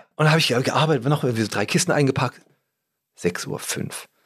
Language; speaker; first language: German; native; German